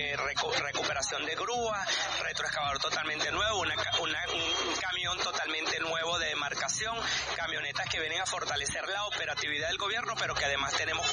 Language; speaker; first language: Spanish; native; Spanish